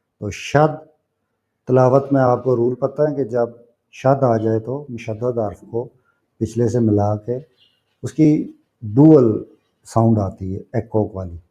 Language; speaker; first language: Urdu; non-native, local second language; Punjabi